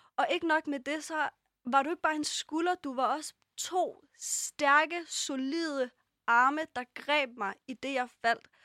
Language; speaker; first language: Danish; early bilingual, other home language; Persian